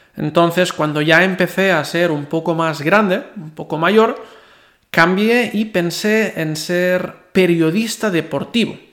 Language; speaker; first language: Spanish; non-native, local second language; Catalan